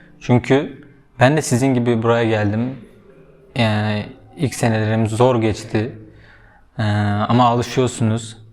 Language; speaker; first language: Turkish; non-native, fluent; Uzbek